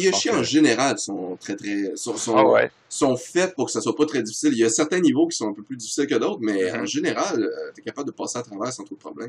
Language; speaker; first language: French; native; French